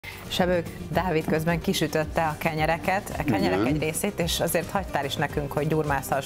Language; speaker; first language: Hungarian; native; Hungarian